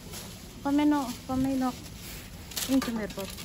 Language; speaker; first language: Dutch; non-native, learner; Indonesian